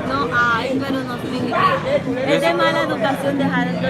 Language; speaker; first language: Spanish; native; Spanish